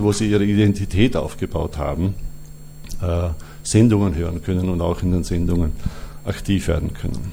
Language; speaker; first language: German; native; German